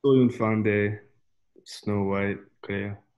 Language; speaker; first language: Spanish; non-native, learner; English